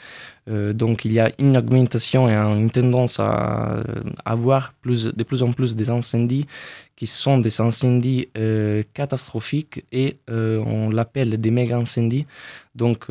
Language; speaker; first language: French; non-native, fluent; Italian